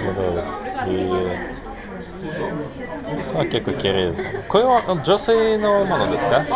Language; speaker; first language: Japanese; non-native, learner; Russian